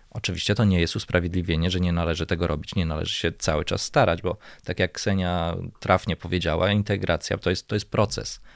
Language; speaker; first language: Polish; native; Polish